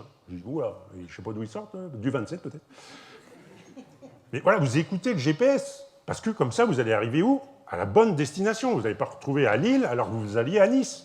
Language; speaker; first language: French; native; French